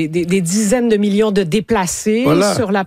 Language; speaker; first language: French; native; French